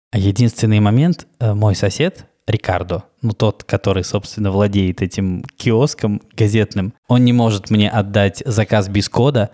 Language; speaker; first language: Russian; native; Russian